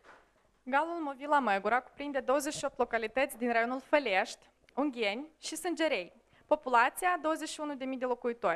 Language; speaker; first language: Romanian; native; Romanian